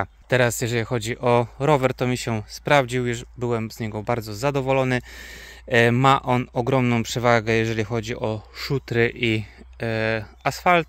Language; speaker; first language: Polish; native; Polish